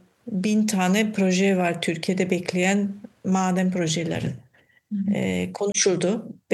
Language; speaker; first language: Turkish; non-native, fluent; German